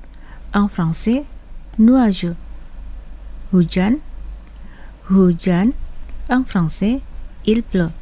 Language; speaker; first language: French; non-native, fluent; Indonesian